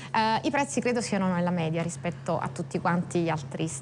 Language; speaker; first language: Italian; native; Italian